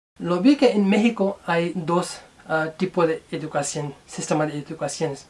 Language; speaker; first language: Spanish; non-native, learner; Urdu